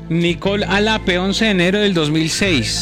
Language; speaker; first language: Spanish; native; Spanish